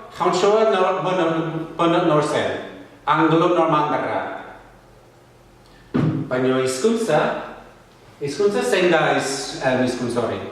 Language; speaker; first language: Basque; non-native, fluent; English